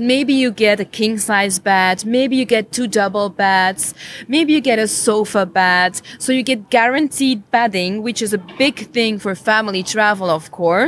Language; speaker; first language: English; non-native, fluent; Dutch